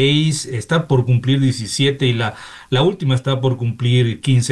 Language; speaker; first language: Spanish; native; Spanish